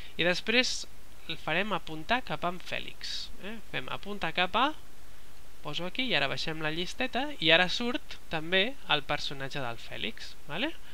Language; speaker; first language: Catalan; non-native, local second language; Spanish